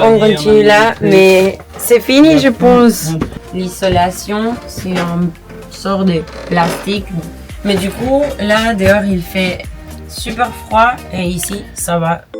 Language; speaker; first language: French; non-native, fluent; Spanish